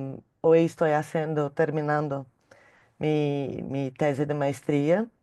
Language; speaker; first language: Spanish; non-native, learner; Portuguese